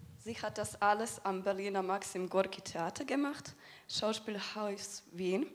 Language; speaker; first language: German; non-native, fluent; Serbian